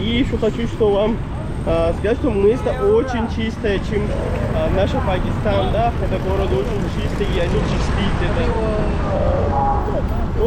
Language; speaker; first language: Russian; non-native, learner; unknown